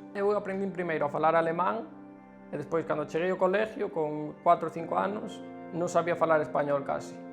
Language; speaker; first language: Galician; early bilingual, other home language; German